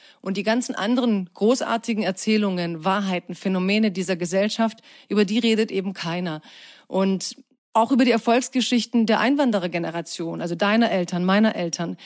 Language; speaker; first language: German; early bilingual, other home language; Croatian